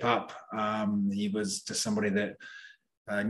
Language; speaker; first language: English; native; English